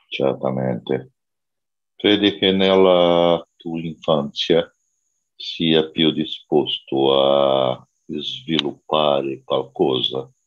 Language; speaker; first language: Italian; non-native, learner; Portuguese